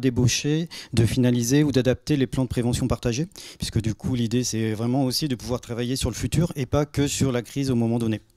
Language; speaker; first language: French; native; French